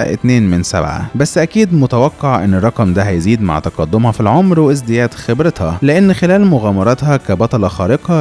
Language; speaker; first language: Arabic; native; Arabic